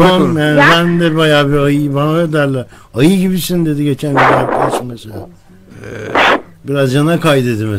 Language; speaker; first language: Turkish; native; Turkish